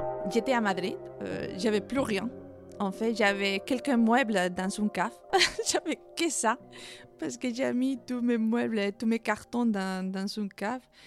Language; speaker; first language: French; non-native, fluent; Spanish